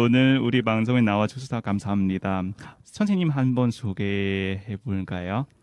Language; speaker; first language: Korean; non-native, fluent; Vietnamese